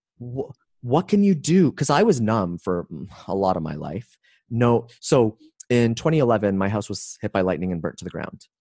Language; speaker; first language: English; native; English